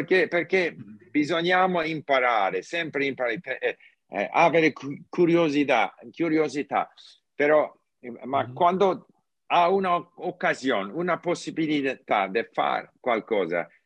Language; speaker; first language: Italian; non-native, learner; English